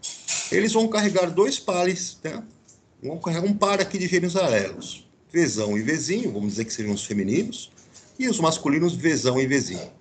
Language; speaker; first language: Portuguese; native; Portuguese